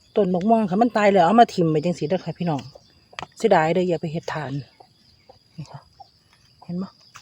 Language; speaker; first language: Thai; native; Thai